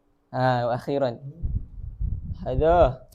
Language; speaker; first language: Arabic; non-native, learner; Malay